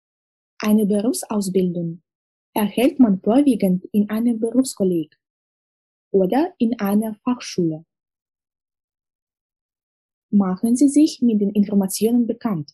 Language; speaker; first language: German; non-native, fluent; Russian